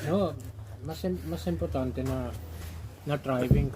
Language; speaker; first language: Filipino; non-native, learner; German